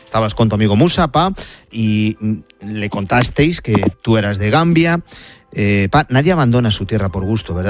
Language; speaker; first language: Spanish; native; Spanish